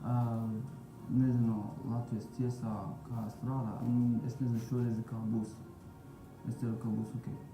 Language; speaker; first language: Latvian; non-native, learner; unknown